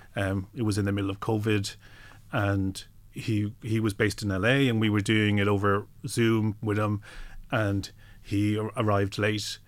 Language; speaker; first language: English; native; English